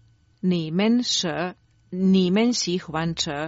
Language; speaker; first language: Chinese; non-native, learner; Croatian